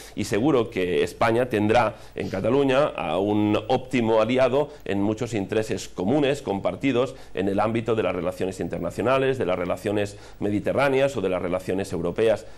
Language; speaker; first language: Spanish; non-native, local second language; Catalan